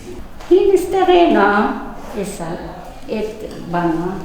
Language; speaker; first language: Armenian; non-native, local second language; Assyrian Neo-Aramaic